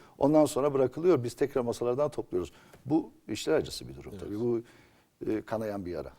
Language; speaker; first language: Turkish; native; Turkish